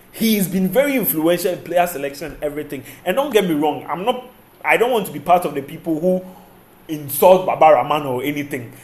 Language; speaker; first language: English; non-native, local second language; Akan